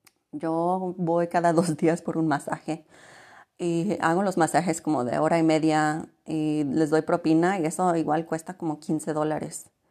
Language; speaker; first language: Spanish; early bilingual, heritage; Spanish